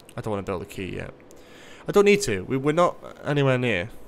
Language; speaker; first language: English; native; English